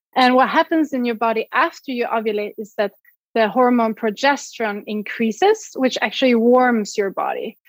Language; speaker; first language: English; non-native, fluent; Swedish